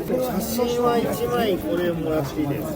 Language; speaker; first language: Japanese; native; Japanese